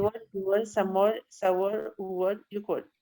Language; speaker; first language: Korean; non-native, learner; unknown